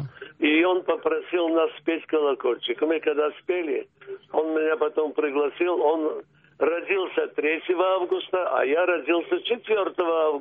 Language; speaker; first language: Russian; early bilingual, heritage; Russian